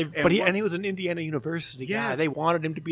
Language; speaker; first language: English; native; English